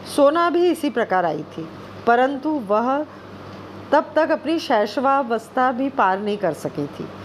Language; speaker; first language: Hindi; non-native, local second language; Bangla